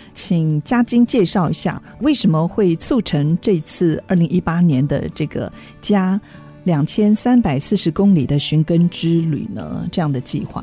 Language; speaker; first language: Chinese; native; Chinese